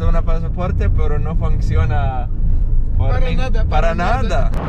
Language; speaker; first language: Spanish; non-native, learner; Arabic